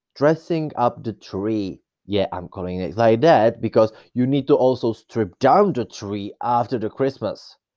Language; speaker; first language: English; non-native, fluent; Czech